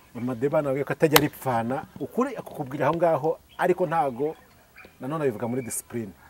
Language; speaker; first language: Kinyarwanda; native; Kinyarwanda